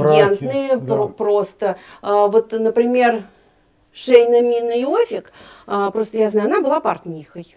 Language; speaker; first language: Russian; native; Russian